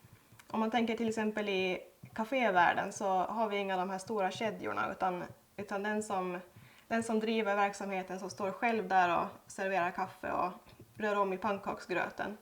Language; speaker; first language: Swedish; native; Swedish